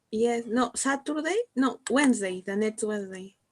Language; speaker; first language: English; non-native, learner; Spanish